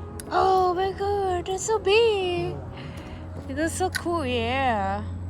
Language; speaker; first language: English; non-native, learner; Thai